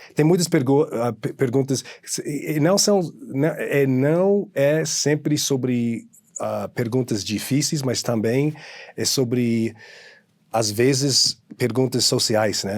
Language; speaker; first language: Portuguese; non-native, fluent; English